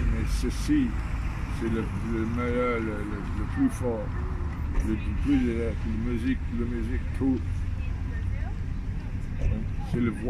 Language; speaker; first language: French; non-native, learner; English